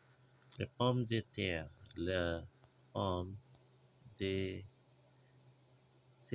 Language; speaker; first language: French; non-native, learner; English